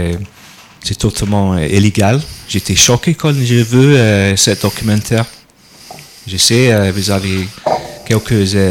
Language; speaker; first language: French; non-native, learner; English